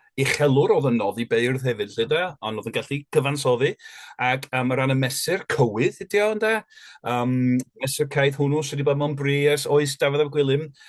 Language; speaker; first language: Welsh; native; Welsh